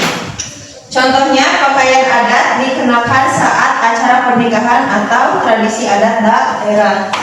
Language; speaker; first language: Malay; non-native, local second language; Sundanese